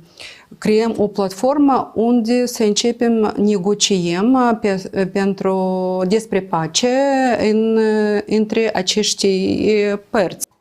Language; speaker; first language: Romanian; non-native, local second language; Gagauz